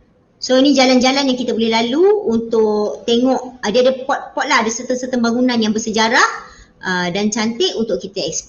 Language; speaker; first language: Malay; native; Malay